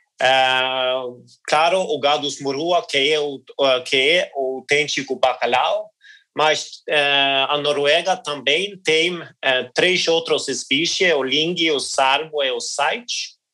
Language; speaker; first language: Portuguese; non-native, learner; Norwegian